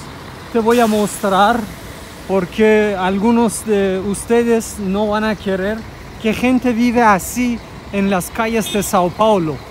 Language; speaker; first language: Spanish; non-native, fluent; Portuguese